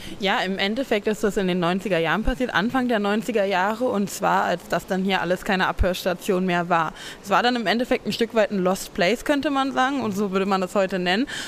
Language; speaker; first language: German; native; German